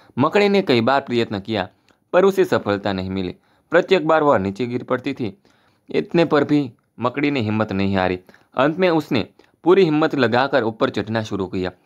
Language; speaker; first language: Hindi; non-native, local second language; Gujarati